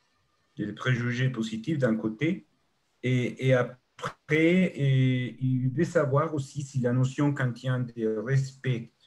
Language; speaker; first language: French; non-native, fluent; Spanish